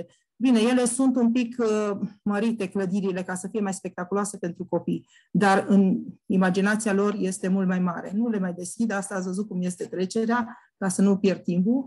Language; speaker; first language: Romanian; native; Romanian